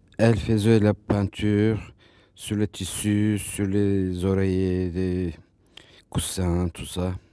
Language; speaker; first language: French; non-native, fluent; Turkish